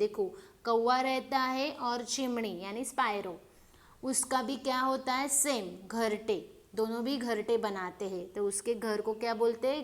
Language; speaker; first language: Hindi; non-native, local second language; Marathi